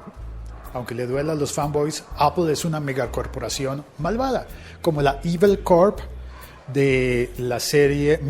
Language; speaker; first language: Spanish; native; Spanish